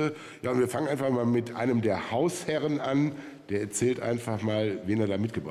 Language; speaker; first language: German; native; German